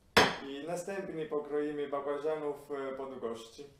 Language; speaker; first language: Polish; non-native, learner; Italian